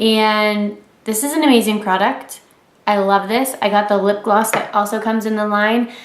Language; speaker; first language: English; native; English